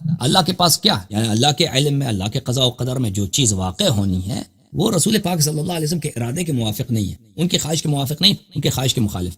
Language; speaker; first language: Urdu; non-native, fluent; Persian